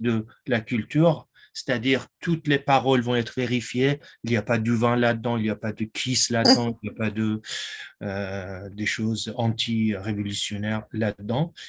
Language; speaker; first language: French; non-native, fluent; Persian